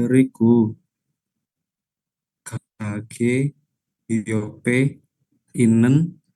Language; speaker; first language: Korean; non-native, learner; Indonesian